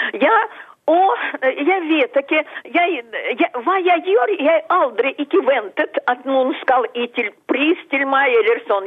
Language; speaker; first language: Norwegian; non-native, fluent; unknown